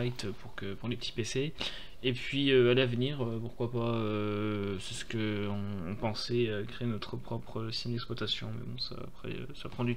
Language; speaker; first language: French; native; French